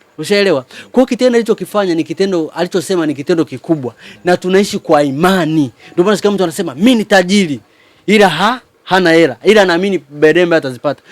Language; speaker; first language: Swahili; native; Swahili